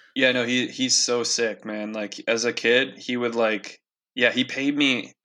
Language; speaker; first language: English; native; English